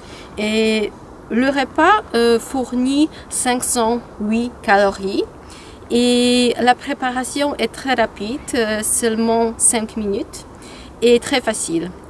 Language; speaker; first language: French; non-native, learner; Polish